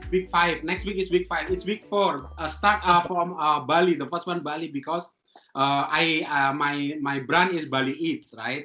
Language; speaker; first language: English; non-native, fluent; Indonesian